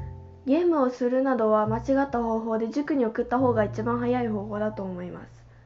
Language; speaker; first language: Japanese; non-native, fluent; Chinese